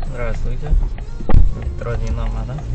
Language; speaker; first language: Russian; non-native, local second language; Kyrgyz